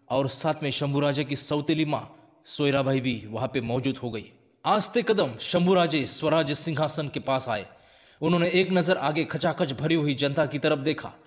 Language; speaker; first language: Hindi; non-native, local second language; Marathi